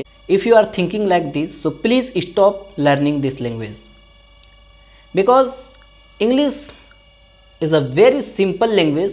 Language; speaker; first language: English; non-native, learner; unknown